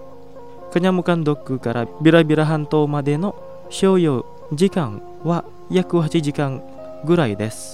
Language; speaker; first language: Japanese; non-native, fluent; Indonesian